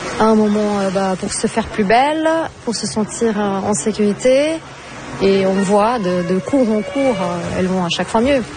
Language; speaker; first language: French; non-native, fluent; Portuguese